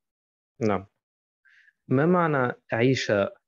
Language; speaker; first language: Arabic; non-native, fluent; German